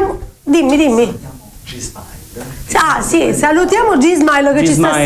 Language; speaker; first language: Italian; native; Italian